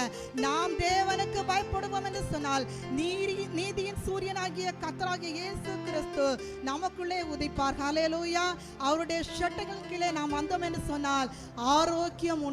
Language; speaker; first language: Tamil; native; Tamil